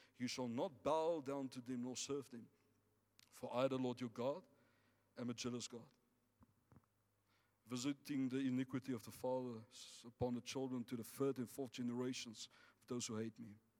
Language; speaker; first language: English; non-native, local second language; Afrikaans